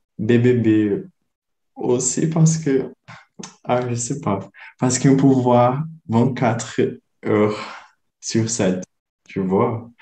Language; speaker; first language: French; non-native, learner; Portuguese